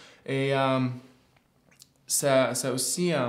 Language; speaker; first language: French; non-native, fluent; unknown